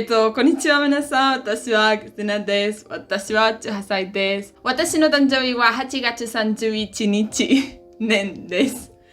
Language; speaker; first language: Japanese; non-native, learner; Spanish